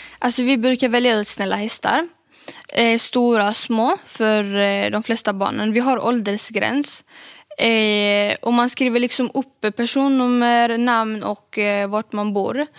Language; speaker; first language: Swedish; early bilingual, other home language; Arabic